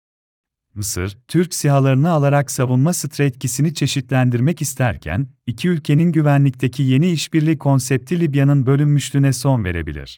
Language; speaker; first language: Turkish; native; Turkish